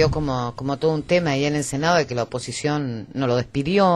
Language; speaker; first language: Spanish; native; Spanish